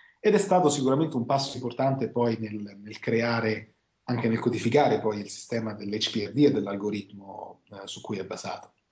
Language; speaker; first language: Italian; native; Italian